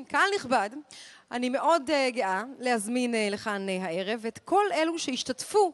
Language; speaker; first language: Hebrew; native; Hebrew